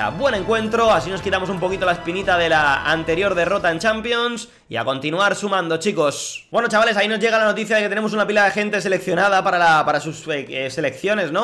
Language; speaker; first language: Spanish; native; Spanish